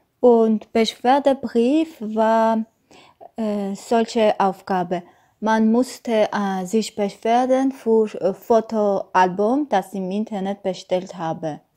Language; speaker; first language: German; non-native, learner; Armenian